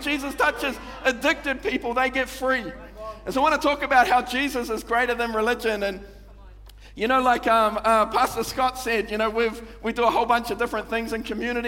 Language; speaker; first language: English; native; English